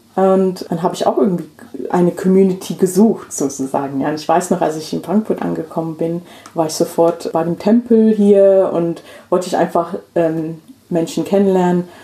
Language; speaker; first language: German; non-native, fluent; English